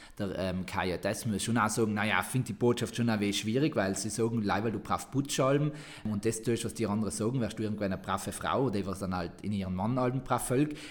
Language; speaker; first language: German; native; German